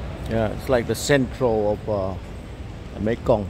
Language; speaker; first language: English; non-native, fluent; Vietnamese